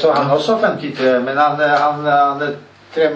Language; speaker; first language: Norwegian; non-native, learner; Polish